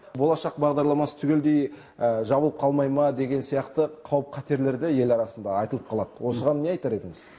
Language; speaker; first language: Kazakh; native; Kazakh